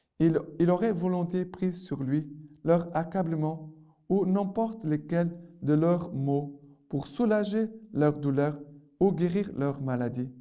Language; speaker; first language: French; non-native, fluent; Portuguese